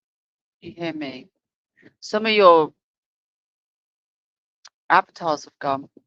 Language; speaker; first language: English; native; English